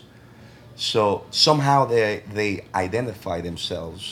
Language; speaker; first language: English; early bilingual, other home language; Spanish